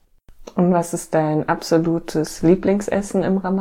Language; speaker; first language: German; native; German